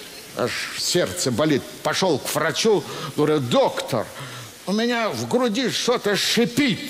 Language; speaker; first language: Russian; native; Russian